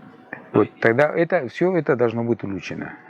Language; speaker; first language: Russian; non-native, fluent; Spanish